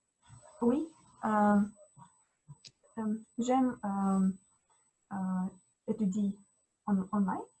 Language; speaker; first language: French; non-native, learner; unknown